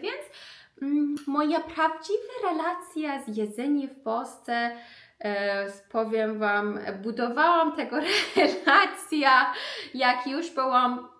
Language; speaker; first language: Polish; non-native, learner; Persian